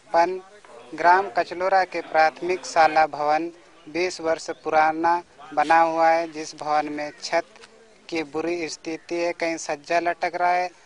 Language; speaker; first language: Hindi; native; Hindi